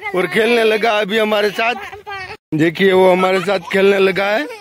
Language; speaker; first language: Hindi; non-native, local second language; Gujarati